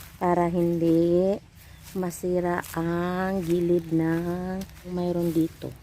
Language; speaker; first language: Filipino; non-native, local second language; Cebuano